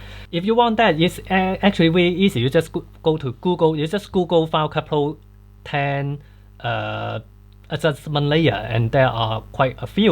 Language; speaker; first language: English; non-native, fluent; Cantonese